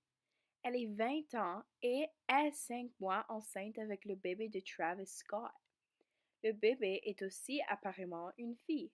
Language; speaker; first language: French; non-native, learner; English